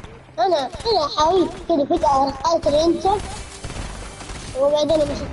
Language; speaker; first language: Arabic; native; Arabic